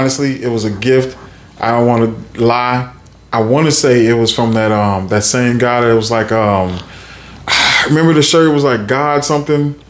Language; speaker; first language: English; native; English